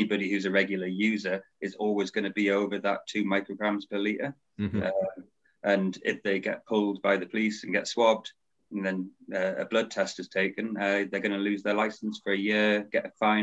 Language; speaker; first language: English; native; English